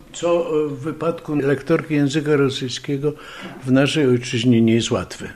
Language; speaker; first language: Polish; early bilingual, other home language; Russian